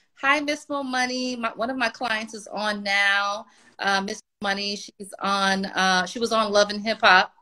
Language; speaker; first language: English; native; English